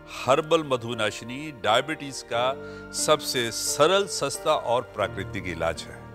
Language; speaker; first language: Hindi; native; Hindi